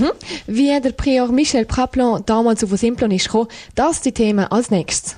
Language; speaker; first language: German; native; German